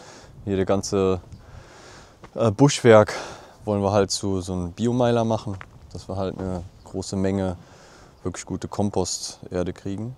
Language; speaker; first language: German; native; German